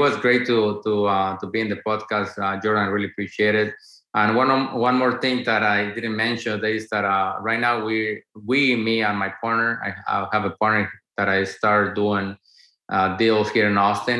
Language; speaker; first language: English; non-native, fluent; Spanish